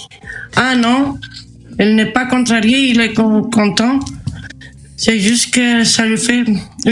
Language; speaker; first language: French; non-native, learner; Romanian